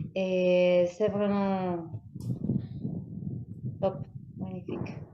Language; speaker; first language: French; non-native, learner; Spanish